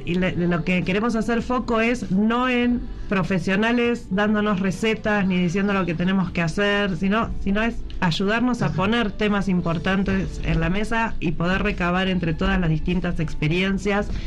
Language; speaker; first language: Spanish; native; Spanish